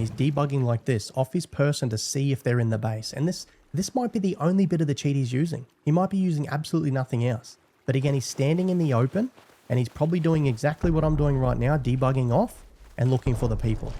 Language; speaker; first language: English; native; English